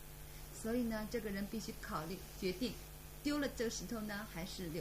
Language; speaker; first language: Chinese; native; Chinese